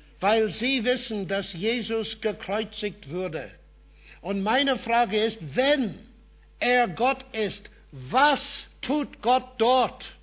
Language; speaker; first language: German; non-native, fluent; English